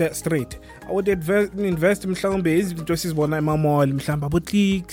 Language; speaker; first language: English; non-native, local second language; Zulu